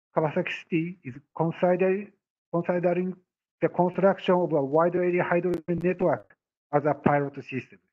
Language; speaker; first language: English; non-native, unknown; Japanese